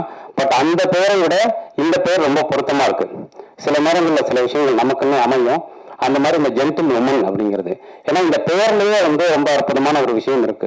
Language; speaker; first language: Tamil; native; Tamil